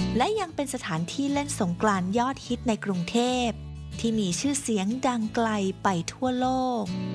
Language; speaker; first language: Thai; native; Thai